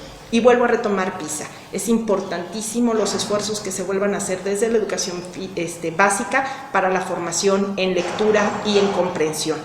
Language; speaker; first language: Spanish; native; Spanish